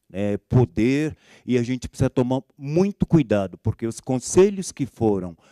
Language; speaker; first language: Portuguese; native; Portuguese